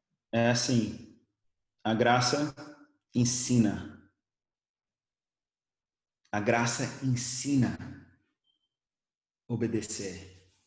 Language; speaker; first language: Portuguese; early bilingual, other home language; English